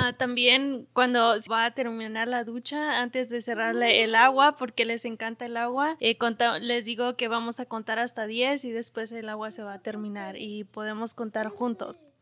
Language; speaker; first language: Spanish; native; Spanish